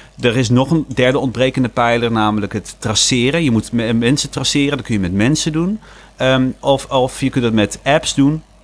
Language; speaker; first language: Dutch; native; Dutch